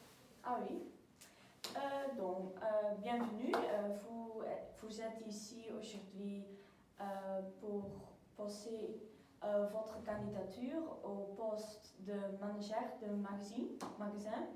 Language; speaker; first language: French; non-native, learner; Dutch